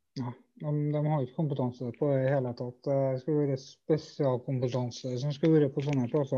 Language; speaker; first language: Norwegian; native; Norwegian